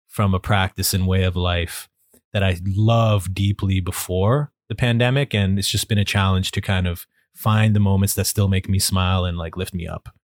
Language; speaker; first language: English; native; English